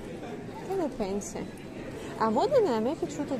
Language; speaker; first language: Italian; non-native, learner; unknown